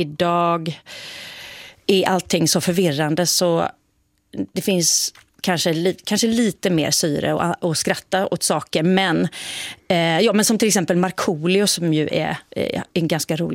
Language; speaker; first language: Swedish; native; Swedish